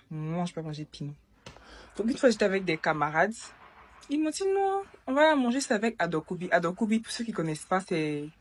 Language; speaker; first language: French; native; French